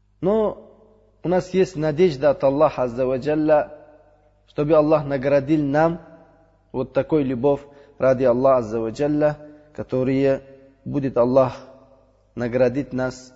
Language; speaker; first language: Russian; non-native, fluent; Uzbek